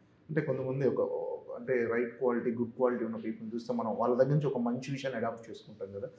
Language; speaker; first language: Telugu; native; Telugu